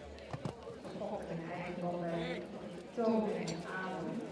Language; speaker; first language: Dutch; native; Dutch